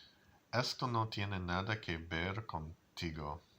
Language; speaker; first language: Spanish; non-native, learner; English